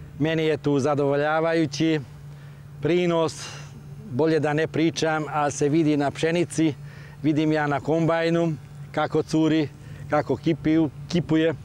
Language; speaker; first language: Croatian; non-native, local second language; Hungarian